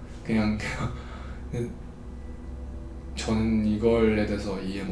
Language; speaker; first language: Korean; non-native, learner; Chinese